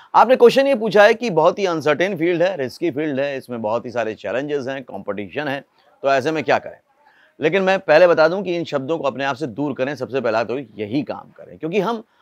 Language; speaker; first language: Hindi; native; Hindi